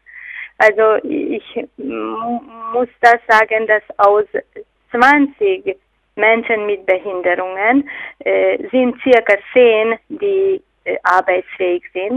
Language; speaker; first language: German; non-native, fluent; Hungarian